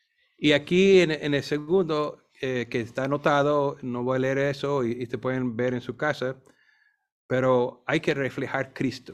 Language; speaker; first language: Spanish; non-native, fluent; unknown